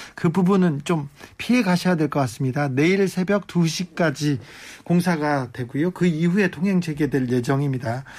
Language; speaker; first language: Korean; native; Korean